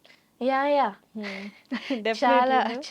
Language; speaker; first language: Telugu; non-native, learner; Tamil